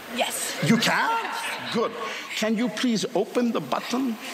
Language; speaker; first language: English; non-native, fluent; Finnish